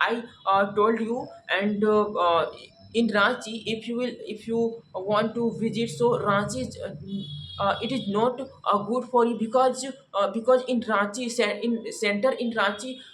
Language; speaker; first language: English; non-native, learner; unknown